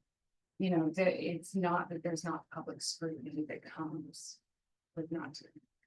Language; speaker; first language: English; native; English